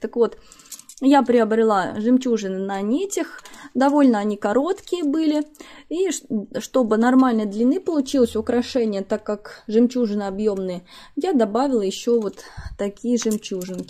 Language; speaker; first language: Russian; native; Russian